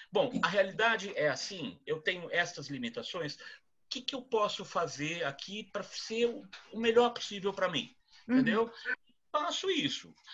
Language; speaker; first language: Portuguese; native; Portuguese